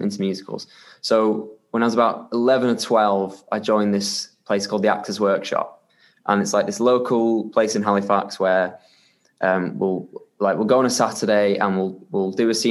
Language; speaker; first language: English; native; English